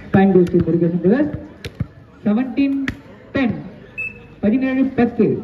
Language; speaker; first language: English; non-native, local second language; Tamil